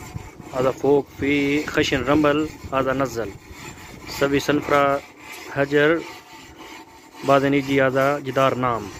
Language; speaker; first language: Arabic; non-native, learner; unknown